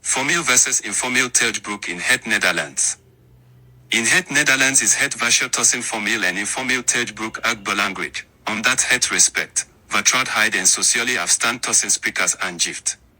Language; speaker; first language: Dutch; non-native, learner; English